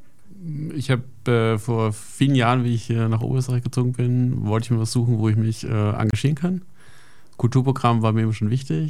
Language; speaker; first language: German; native; German